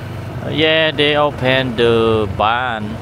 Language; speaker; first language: English; non-native, learner; Khmer